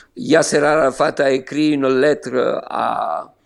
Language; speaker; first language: French; non-native, fluent; Slovenian